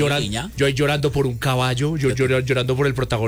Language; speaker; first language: Spanish; native; Spanish